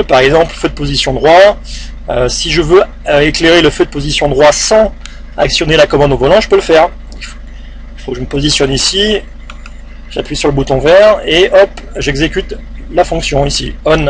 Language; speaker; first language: French; native; French